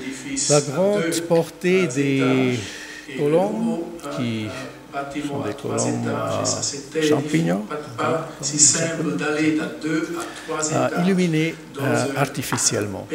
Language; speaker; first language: French; non-native, learner; German